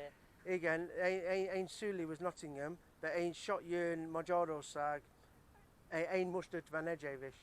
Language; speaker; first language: Hungarian; early bilingual, heritage; English